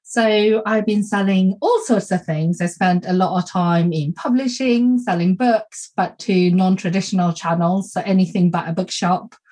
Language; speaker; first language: English; non-native, fluent; Swedish